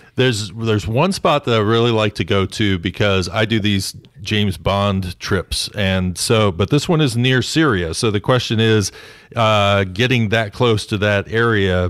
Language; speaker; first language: English; native; English